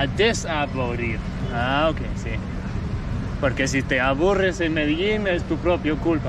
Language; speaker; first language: Spanish; non-native, learner; English